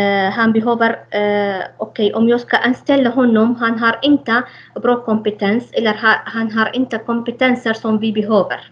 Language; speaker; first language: Swedish; non-native, fluent; Arabic